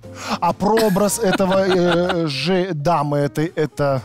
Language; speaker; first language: Russian; native; Russian